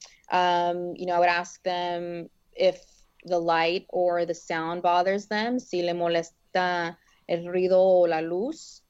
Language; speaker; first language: English; early bilingual, other home language; Spanish